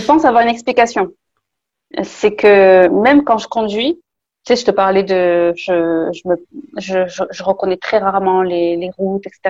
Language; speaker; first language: French; native; French